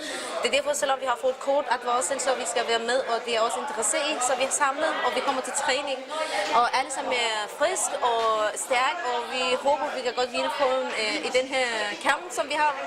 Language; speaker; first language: Danish; non-native, learner; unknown